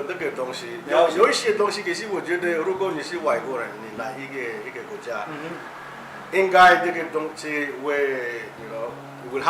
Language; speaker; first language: Chinese; non-native, learner; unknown